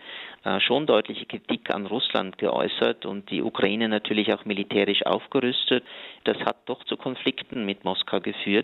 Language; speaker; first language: German; native; German